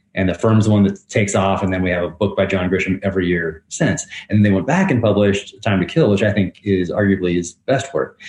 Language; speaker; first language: English; native; English